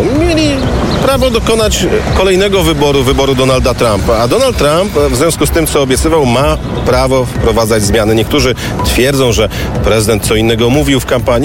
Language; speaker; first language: Polish; native; Polish